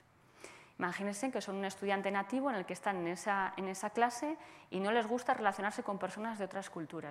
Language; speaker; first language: Spanish; native; Spanish